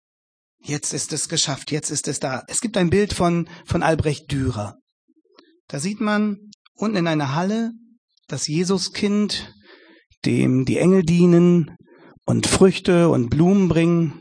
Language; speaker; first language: German; native; German